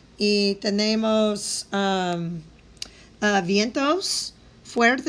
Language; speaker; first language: Spanish; non-native, fluent; English